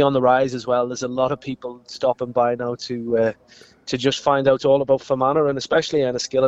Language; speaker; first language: English; native; English